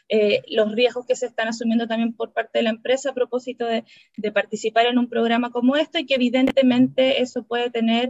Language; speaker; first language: Spanish; native; Spanish